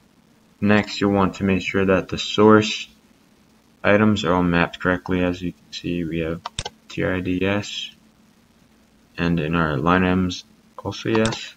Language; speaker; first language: English; native; English